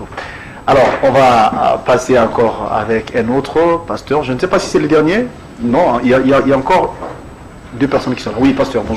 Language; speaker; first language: French; non-native, local second language; Lingala